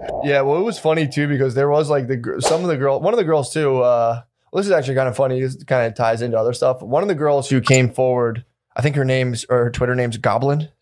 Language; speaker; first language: English; native; English